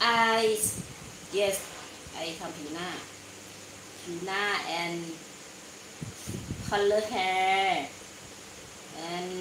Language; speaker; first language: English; non-native, learner; Thai